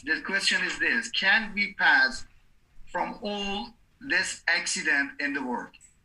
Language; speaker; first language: English; non-native, learner; Persian